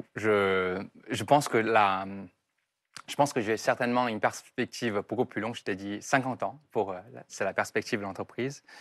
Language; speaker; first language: French; non-native, fluent; Chinese